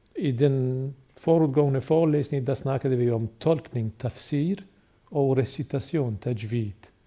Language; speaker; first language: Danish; non-native, fluent; Bosnian